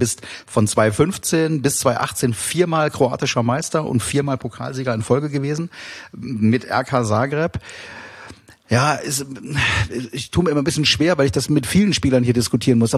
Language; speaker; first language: German; native; German